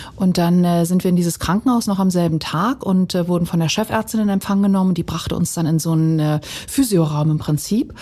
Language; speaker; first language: German; early bilingual, other home language; Bosnian